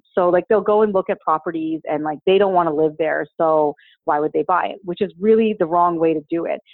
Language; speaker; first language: English; native; English